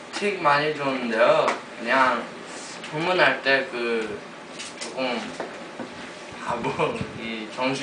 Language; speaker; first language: Korean; early bilingual, heritage; Korean